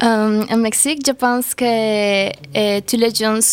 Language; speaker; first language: French; non-native, learner; Spanish